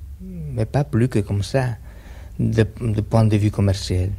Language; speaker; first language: French; non-native, fluent; Italian